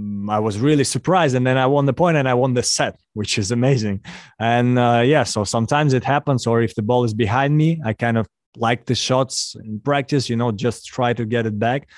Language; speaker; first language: English; non-native, fluent; Russian